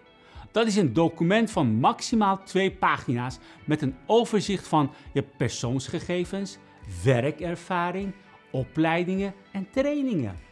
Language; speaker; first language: Dutch; non-native, fluent; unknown